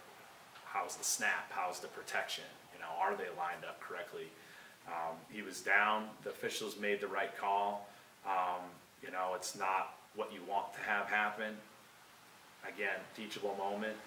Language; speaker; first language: English; native; English